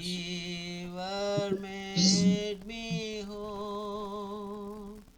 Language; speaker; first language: English; non-native, local second language; Telugu